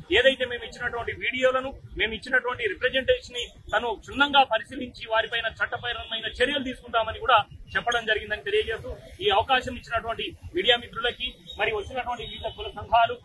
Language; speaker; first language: Telugu; native; Telugu